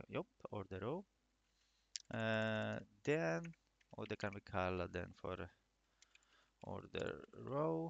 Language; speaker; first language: Swedish; non-native, fluent; Greek